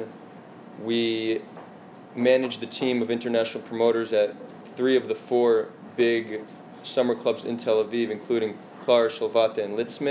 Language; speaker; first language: English; native; English